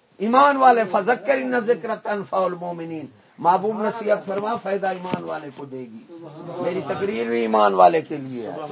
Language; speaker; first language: Urdu; non-native, local second language; Punjabi